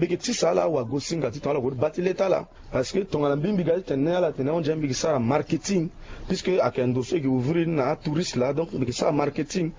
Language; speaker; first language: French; non-native, local second language; Sango